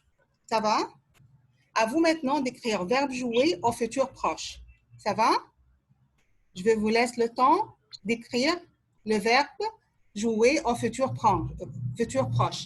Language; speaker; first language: French; non-native, fluent; Arabic